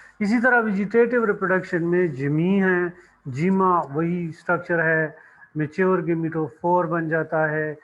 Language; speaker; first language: Urdu; non-native, local second language; Pashto